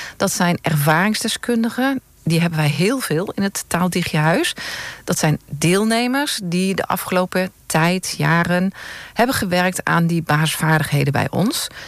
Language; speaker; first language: Dutch; native; Dutch